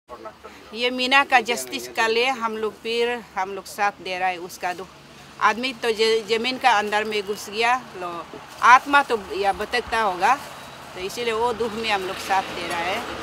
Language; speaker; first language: Hindi; non-native, local second language; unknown